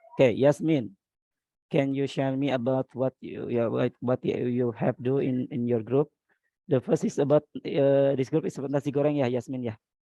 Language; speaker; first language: English; non-native, learner; Indonesian